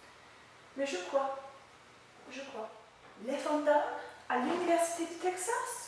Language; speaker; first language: French; non-native, learner; English